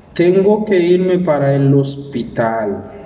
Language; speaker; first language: Spanish; non-native, learner; Haitian Creole